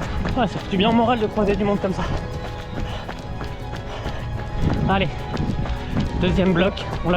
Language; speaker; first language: French; native; French